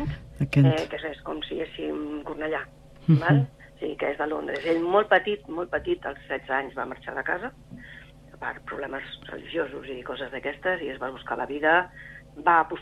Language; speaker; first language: Catalan; native; Catalan